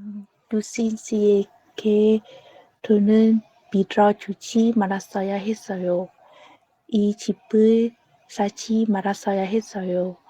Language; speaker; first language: Korean; non-native, learner; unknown